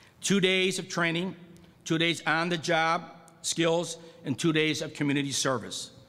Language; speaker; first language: English; native; English